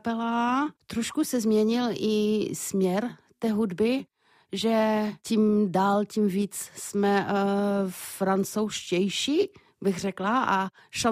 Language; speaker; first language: Czech; non-native, fluent; French